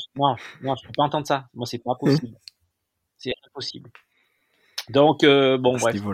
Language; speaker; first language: French; native; French